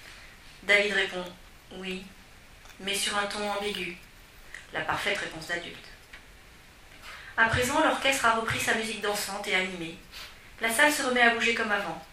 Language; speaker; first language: French; native; French